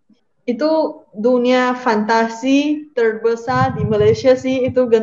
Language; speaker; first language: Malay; non-native, local second language; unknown